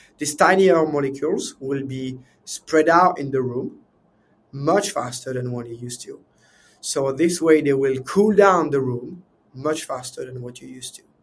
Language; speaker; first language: English; non-native, fluent; French